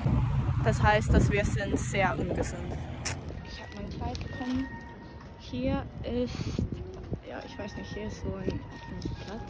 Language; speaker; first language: German; non-native, learner; Swedish